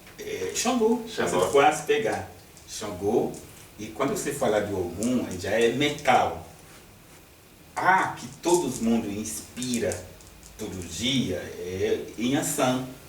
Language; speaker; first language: Portuguese; non-native, fluent; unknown